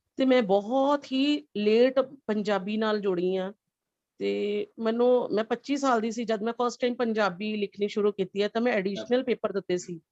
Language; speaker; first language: Punjabi; non-native, local second language; Hindi